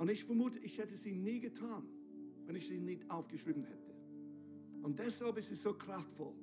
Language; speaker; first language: German; non-native, fluent; English